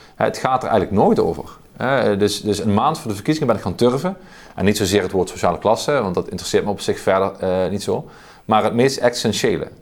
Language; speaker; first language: Dutch; native; Dutch